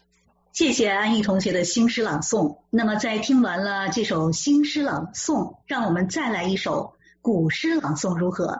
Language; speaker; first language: Chinese; native; Chinese